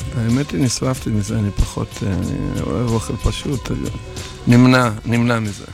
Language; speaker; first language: Hebrew; non-native, fluent; Russian